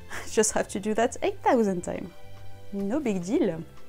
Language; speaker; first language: English; non-native, fluent; French